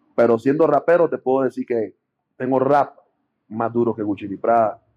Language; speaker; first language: Spanish; native; Spanish